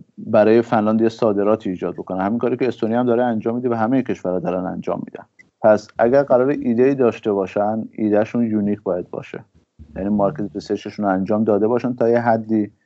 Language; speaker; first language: Persian; native; Persian